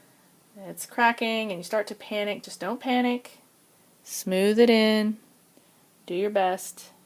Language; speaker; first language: English; native; English